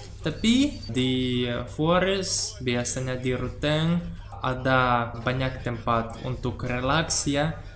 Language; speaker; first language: Indonesian; non-native, learner; Russian